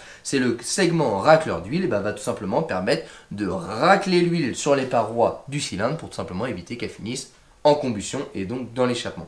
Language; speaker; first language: French; native; French